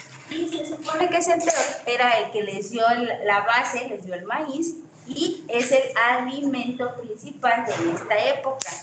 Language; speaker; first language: Spanish; native; Spanish